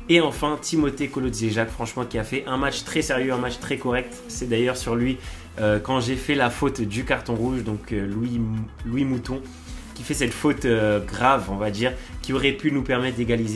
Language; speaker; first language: French; native; French